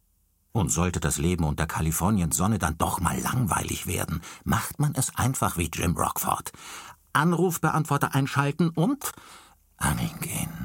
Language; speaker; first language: German; native; German